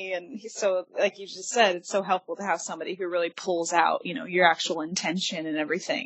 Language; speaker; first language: English; native; English